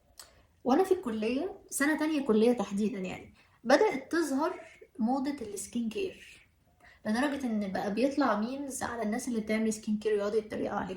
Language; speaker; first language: Arabic; native; Arabic